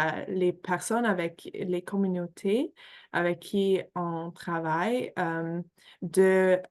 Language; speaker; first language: French; non-native, fluent; English